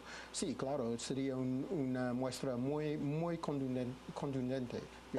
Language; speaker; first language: Spanish; non-native, fluent; English